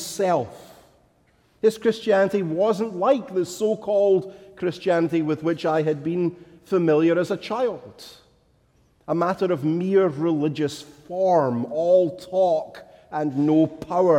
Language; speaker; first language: English; native; English